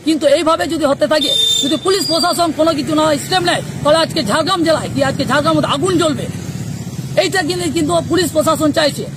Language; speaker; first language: Bangla; non-native, local second language; Santali